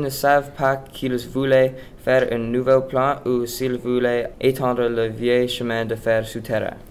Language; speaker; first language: French; non-native, learner; English